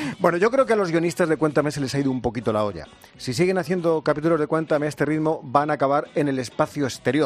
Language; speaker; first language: Spanish; native; Spanish